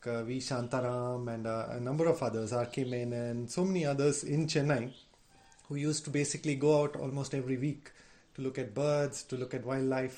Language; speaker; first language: English; non-native, local second language; Tamil